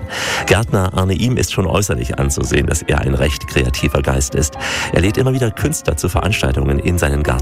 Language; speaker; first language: German; native; German